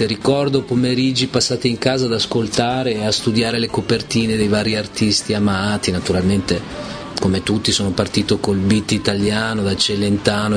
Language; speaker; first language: Italian; native; Italian